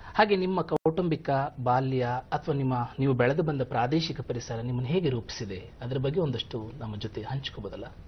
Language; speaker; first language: Kannada; native; Kannada